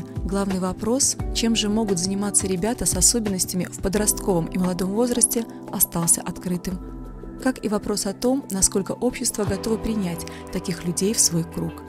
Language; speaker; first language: Russian; native; Russian